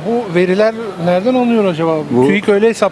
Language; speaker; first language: Turkish; native; Turkish